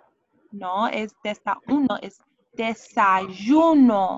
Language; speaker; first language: Spanish; non-native, fluent; English